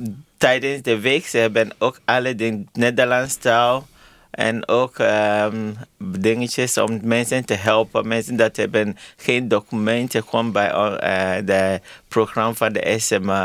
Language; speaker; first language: Dutch; non-native, learner; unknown